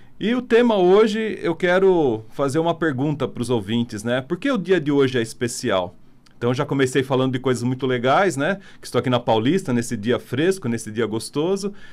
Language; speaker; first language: Portuguese; non-native, fluent; Italian